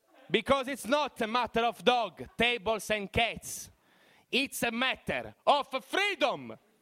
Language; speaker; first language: English; non-native, fluent; Italian